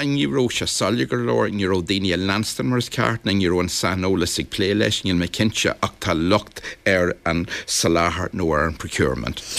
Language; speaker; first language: Irish; native; Irish